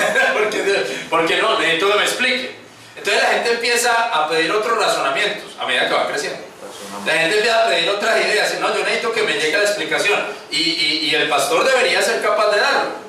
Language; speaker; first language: Spanish; native; Spanish